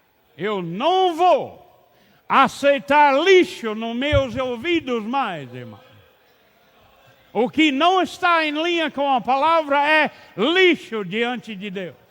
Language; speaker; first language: Portuguese; non-native, learner; English